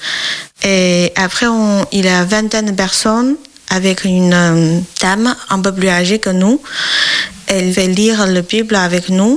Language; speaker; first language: French; non-native, learner; Chinese